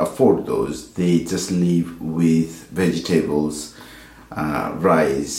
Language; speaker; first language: English; non-native, fluent; Nepali